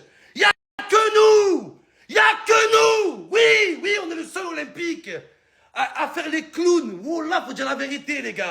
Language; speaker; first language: French; native; French